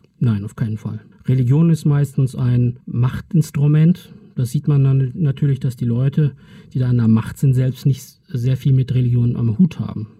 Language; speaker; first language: German; early bilingual, other home language; Turkish